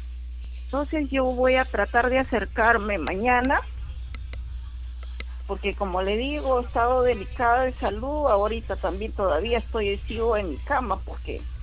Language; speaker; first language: Spanish; native; Spanish